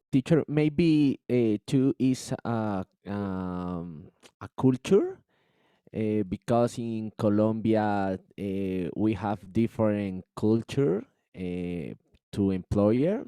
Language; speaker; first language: English; non-native, learner; Spanish